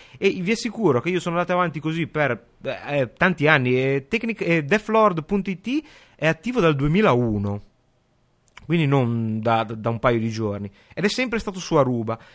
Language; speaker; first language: Italian; native; Italian